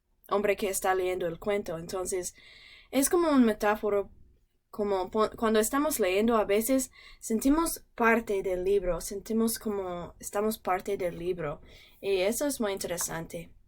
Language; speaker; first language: Spanish; non-native, learner; English